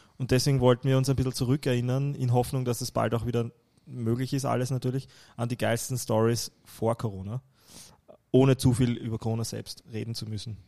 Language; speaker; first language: German; native; German